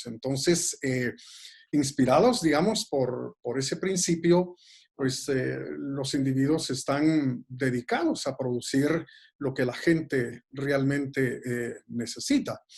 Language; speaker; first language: Spanish; native; Spanish